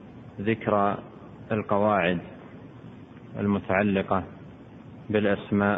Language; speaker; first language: Arabic; native; Arabic